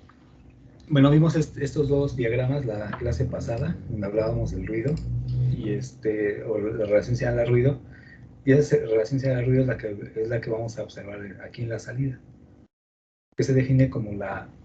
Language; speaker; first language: Spanish; native; Spanish